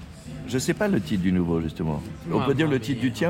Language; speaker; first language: French; native; French